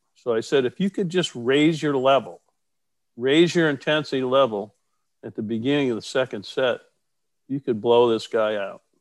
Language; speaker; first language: English; native; English